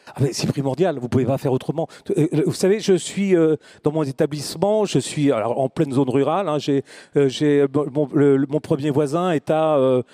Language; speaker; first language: French; native; French